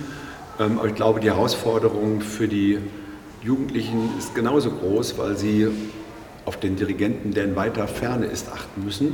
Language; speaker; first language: German; native; German